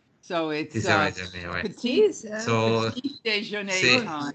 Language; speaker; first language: French; non-native, learner; English